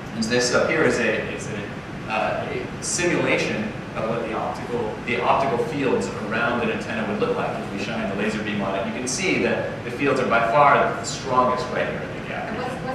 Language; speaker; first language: English; native; English